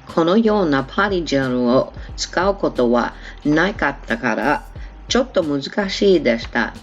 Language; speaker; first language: Japanese; non-native, learner; English